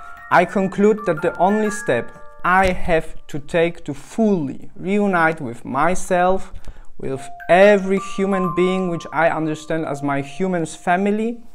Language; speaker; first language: English; non-native, fluent; Polish